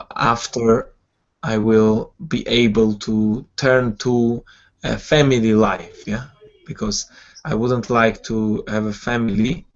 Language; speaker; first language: English; non-native, fluent; Georgian